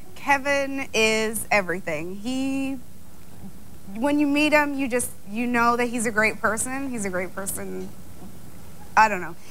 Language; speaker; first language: English; native; English